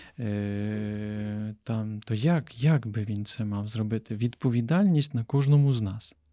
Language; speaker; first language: Ukrainian; native; Ukrainian